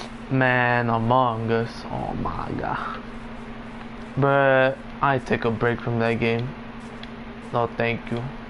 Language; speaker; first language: English; early bilingual, other home language; Spanish